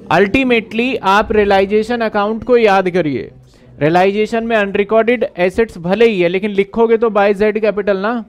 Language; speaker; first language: Hindi; native; Hindi